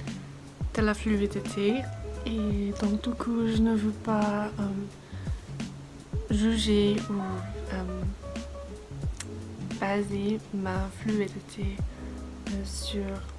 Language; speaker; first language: French; non-native, fluent; English